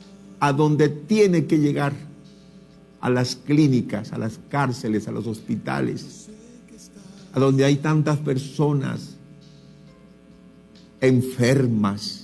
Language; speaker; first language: Spanish; native; Spanish